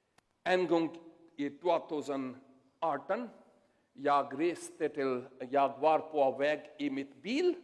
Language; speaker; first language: Swedish; non-native, learner; Urdu